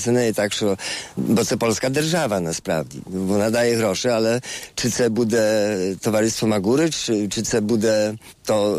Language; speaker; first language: Ukrainian; non-native, fluent; Polish